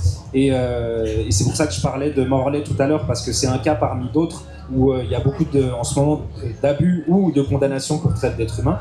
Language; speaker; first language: French; native; French